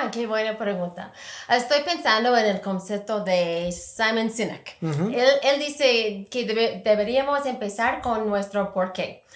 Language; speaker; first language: Spanish; non-native, fluent; English